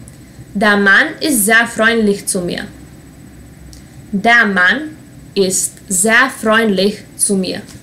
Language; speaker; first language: German; non-native, fluent; Serbian